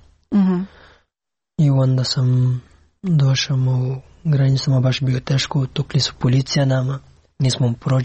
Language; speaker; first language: Serbian; non-native, learner; Pashto